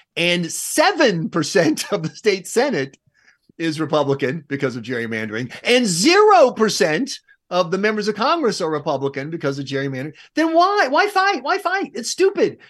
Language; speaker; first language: English; native; English